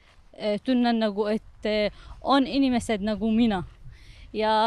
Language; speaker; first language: Estonian; non-native, learner; Arabic